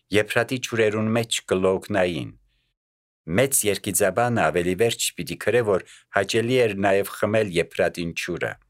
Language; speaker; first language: Armenian; native; Armenian